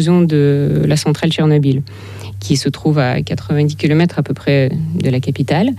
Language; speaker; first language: French; non-native, fluent; Ukrainian